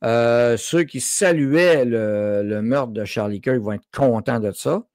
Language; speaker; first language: French; native; French